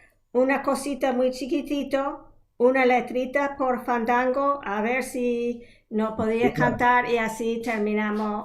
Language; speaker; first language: Spanish; non-native, fluent; English